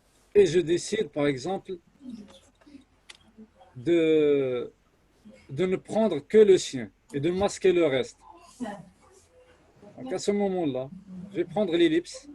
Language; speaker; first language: French; non-native, local second language; Arabic